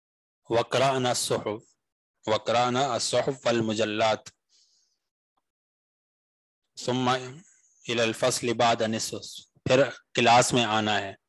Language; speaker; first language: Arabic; non-native, fluent; Urdu